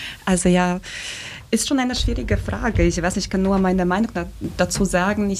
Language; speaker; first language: German; non-native, fluent; Polish